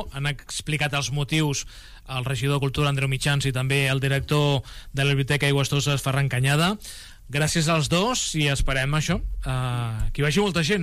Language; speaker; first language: Catalan; native; Catalan